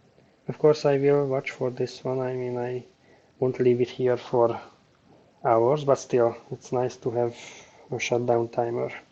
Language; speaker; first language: English; non-native, fluent; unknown